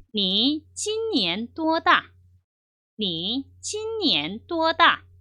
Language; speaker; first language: Chinese; non-native, fluent; Korean